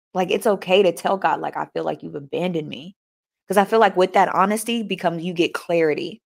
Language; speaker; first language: English; native; English